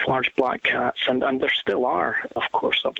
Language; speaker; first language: English; native; English